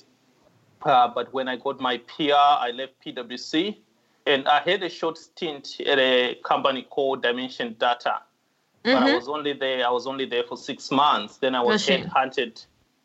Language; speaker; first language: English; non-native, local second language; Shona